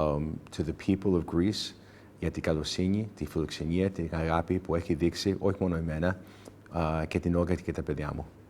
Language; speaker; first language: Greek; early bilingual, heritage; English